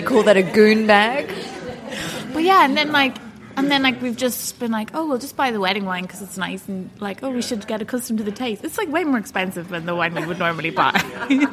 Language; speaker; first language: English; native; English